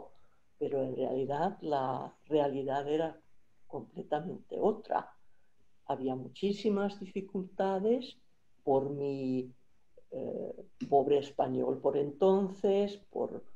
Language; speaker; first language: Spanish; non-native, fluent; Finnish